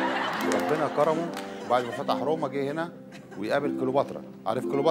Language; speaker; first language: Arabic; native; Arabic